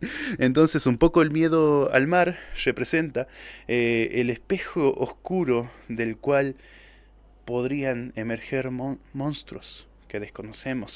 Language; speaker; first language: Spanish; native; Spanish